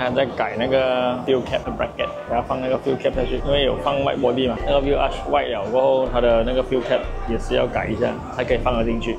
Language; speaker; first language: Chinese; native; Chinese